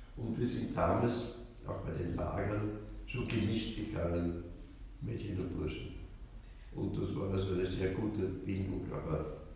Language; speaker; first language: German; native; German